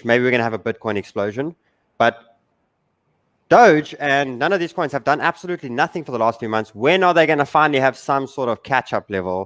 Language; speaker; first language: English; native; English